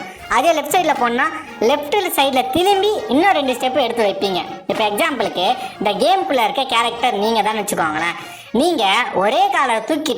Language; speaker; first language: Tamil; native; Tamil